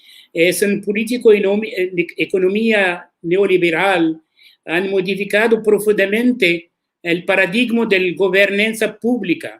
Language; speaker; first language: Spanish; non-native, learner; Arabic